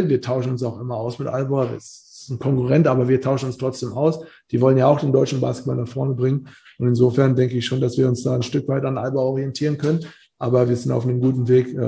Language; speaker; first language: German; native; German